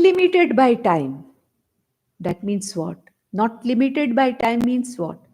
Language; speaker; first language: English; non-native, local second language; Konkani